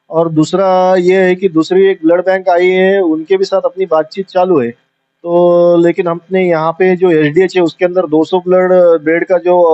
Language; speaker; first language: Hindi; non-native, local second language; Marathi